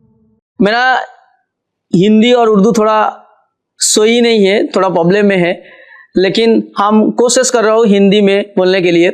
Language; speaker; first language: Hindi; non-native, local second language; Bangla